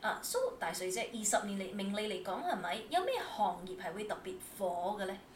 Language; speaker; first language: Cantonese; native; Cantonese